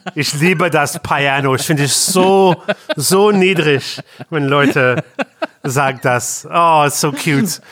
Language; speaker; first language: German; non-native, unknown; English